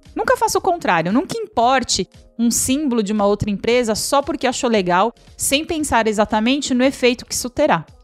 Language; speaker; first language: Portuguese; native; Portuguese